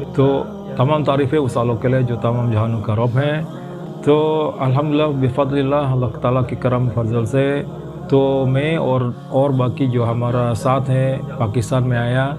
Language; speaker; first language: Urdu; non-native, fluent; Indonesian